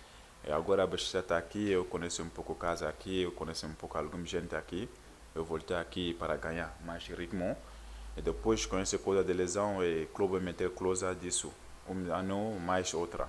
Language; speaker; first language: Portuguese; non-native, learner; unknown